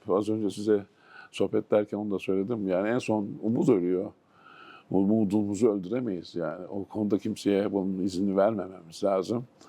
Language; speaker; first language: Turkish; native; Turkish